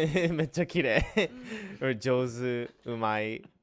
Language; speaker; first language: Japanese; non-native, learner; English